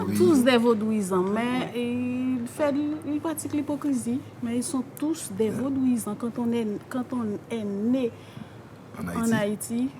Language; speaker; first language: French; non-native, local second language; Haitian Creole